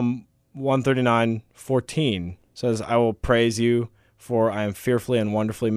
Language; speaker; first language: English; native; English